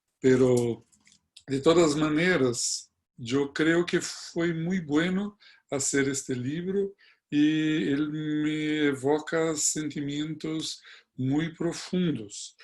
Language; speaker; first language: Spanish; non-native, fluent; Portuguese